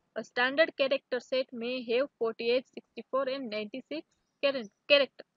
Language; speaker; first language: English; non-native, local second language; Gujarati